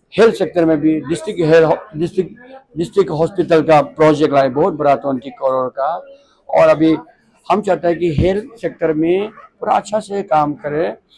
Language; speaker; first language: Hindi; non-native, local second language; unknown